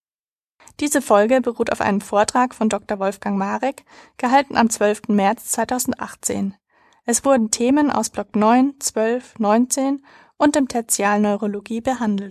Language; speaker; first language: German; native; German